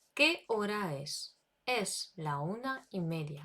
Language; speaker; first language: Spanish; non-native, fluent; Ukrainian